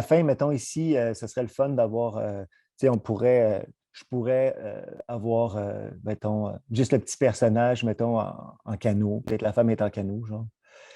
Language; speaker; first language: French; native; French